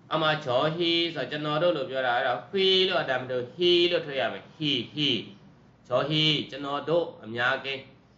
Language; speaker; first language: Burmese; native; Burmese